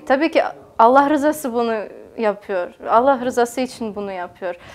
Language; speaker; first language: Turkish; non-native, fluent; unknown